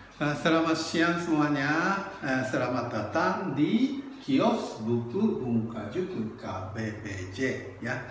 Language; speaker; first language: Indonesian; non-native, fluent; Japanese